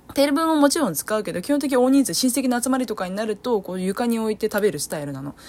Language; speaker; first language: Japanese; early bilingual, other home language; Vietnamese